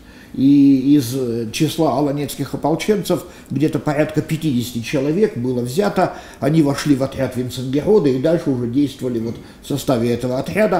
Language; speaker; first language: Russian; native; Russian